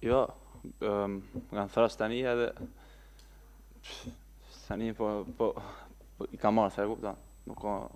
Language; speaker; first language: Albanian; early bilingual, heritage; Albanian